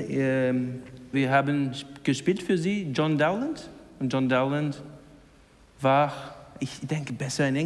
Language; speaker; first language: German; non-native, learner; English